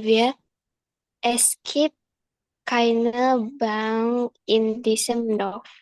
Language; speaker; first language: German; non-native, learner; Indonesian